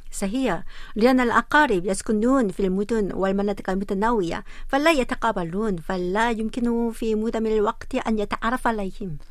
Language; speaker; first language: Arabic; non-native, fluent; Korean